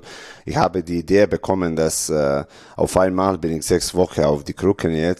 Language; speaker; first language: German; non-native, learner; Serbian